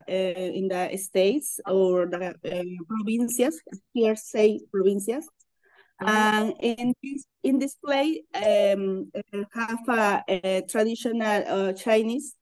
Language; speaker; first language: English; non-native, learner; Spanish